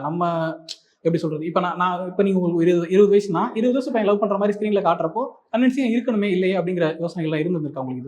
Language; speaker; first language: Tamil; native; Tamil